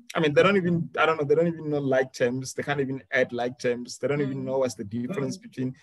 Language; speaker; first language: English; non-native, local second language; Venda